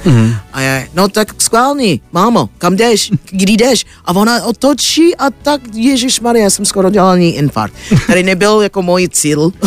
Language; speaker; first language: Czech; non-native, fluent; English